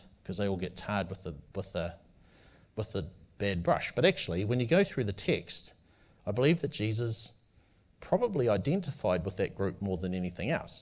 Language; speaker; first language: English; native; English